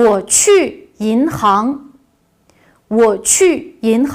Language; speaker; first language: Chinese; non-native, local second language; Uyghur